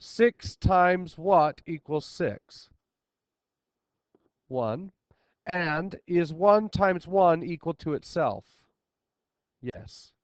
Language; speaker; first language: English; native; English